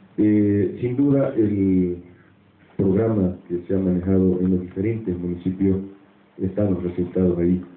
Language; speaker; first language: Spanish; non-native, fluent; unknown